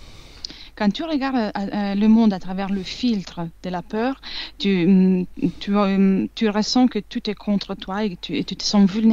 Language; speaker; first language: French; non-native, fluent; Italian